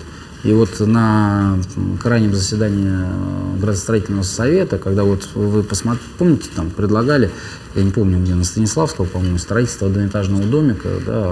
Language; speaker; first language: Russian; native; Russian